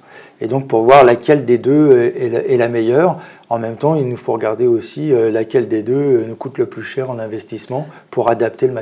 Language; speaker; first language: French; native; French